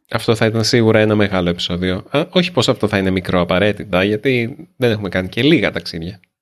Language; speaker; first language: Greek; native; Greek